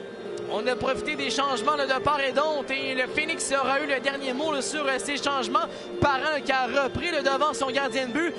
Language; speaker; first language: French; native; French